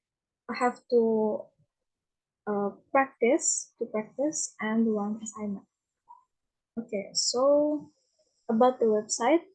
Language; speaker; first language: English; non-native, learner; Indonesian